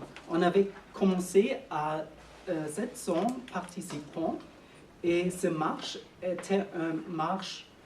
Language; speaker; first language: French; non-native, learner; German